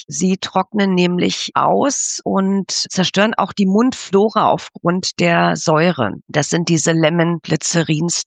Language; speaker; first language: German; native; German